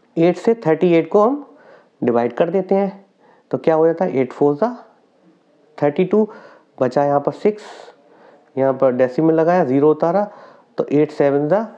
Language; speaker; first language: Hindi; native; Hindi